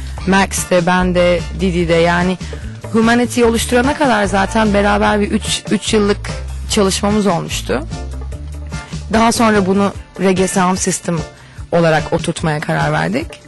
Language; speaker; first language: Turkish; native; Turkish